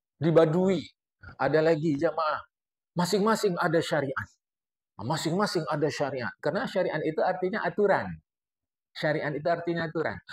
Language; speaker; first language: Indonesian; native; Indonesian